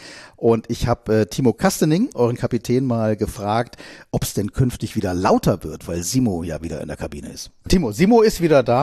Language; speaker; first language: German; native; German